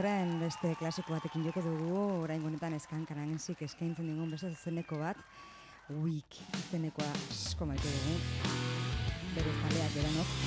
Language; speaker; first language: Basque; native; Basque